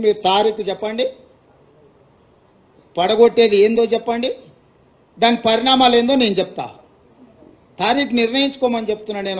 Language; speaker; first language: Telugu; native; Telugu